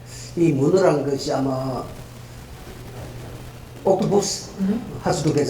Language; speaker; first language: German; non-native, fluent; Korean